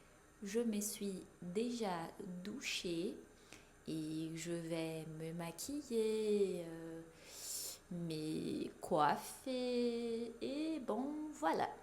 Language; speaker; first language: French; non-native, fluent; Portuguese